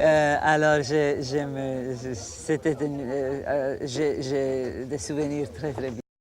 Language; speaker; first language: French; non-native, fluent; Croatian